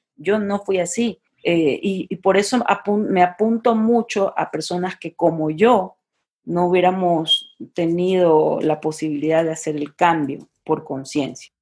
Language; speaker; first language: Spanish; native; Spanish